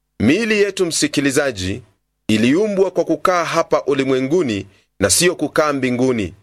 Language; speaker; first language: Swahili; non-native, local second language; Luyia